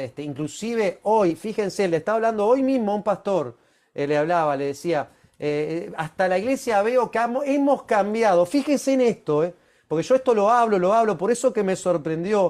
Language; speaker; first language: Spanish; native; Spanish